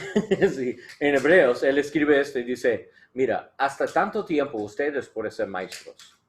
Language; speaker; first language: Spanish; non-native, learner; English